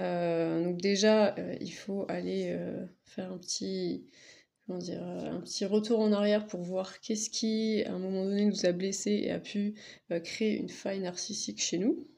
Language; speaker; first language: French; native; French